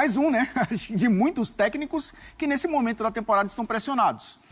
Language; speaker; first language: Portuguese; native; Portuguese